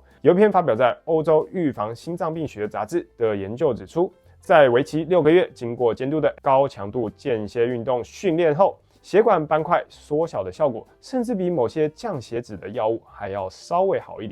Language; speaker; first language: Chinese; native; Chinese